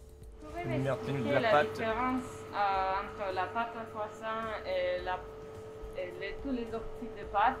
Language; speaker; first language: French; non-native, learner; English